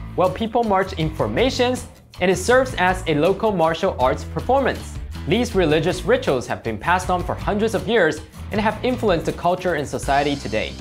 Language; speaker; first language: English; non-native, fluent; Chinese